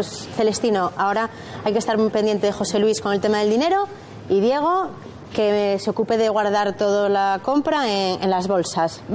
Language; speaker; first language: Spanish; native; Spanish